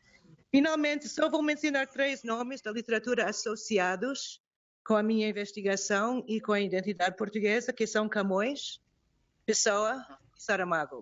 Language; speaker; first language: Portuguese; non-native, fluent; English